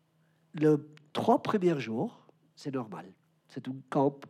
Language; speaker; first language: French; non-native, learner; Spanish